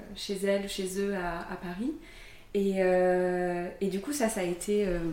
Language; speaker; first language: French; native; French